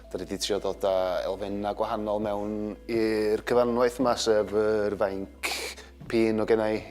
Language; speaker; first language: Welsh; native; Welsh